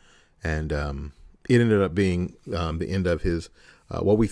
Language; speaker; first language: English; native; English